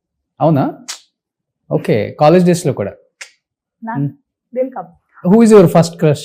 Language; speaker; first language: Telugu; native; Telugu